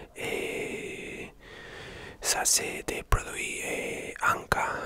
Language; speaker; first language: French; non-native, learner; Spanish